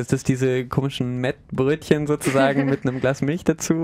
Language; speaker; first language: German; native; German